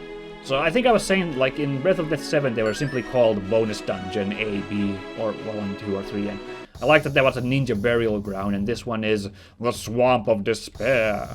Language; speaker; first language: English; native; English